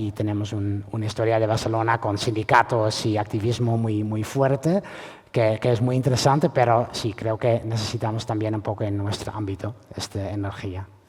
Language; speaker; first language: Spanish; non-native, fluent; Dutch